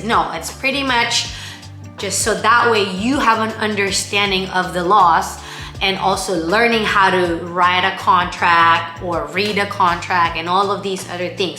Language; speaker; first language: English; non-native, local second language; Filipino